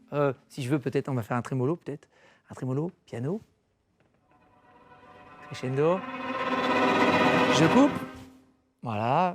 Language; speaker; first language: French; native; French